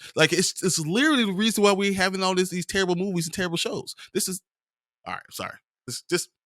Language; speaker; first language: English; native; English